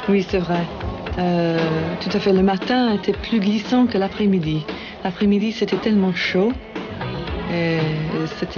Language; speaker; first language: French; non-native, learner; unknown